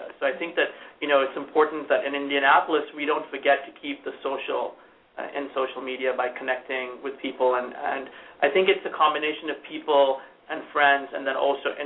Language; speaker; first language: English; non-native, local second language; Hindi